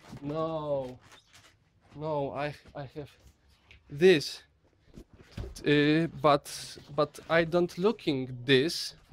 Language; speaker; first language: English; non-native, learner; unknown